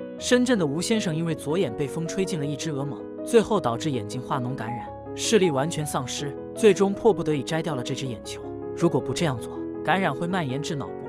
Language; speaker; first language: Chinese; native; Chinese